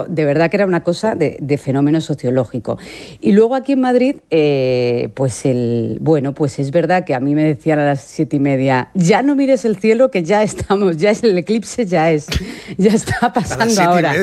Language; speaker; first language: Spanish; native; Spanish